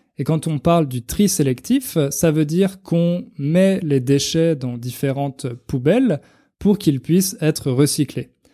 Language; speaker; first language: French; native; French